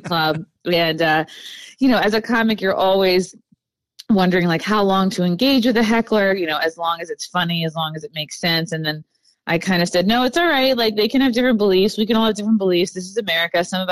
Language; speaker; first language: English; native; English